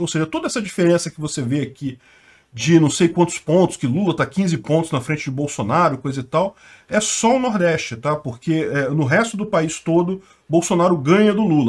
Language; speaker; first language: Portuguese; native; Portuguese